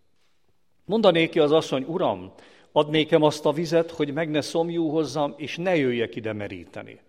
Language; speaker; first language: Hungarian; native; Hungarian